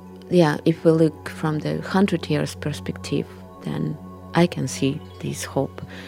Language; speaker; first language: English; non-native, learner; Russian